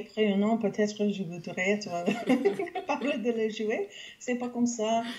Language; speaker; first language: French; non-native, local second language; English